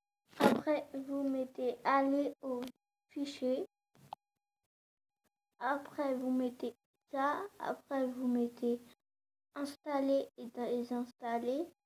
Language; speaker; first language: French; native; French